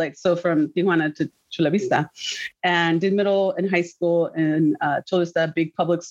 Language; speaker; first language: English; early bilingual, other home language; Spanish